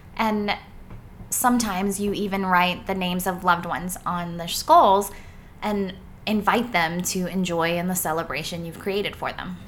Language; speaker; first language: English; early bilingual, other home language; Spanish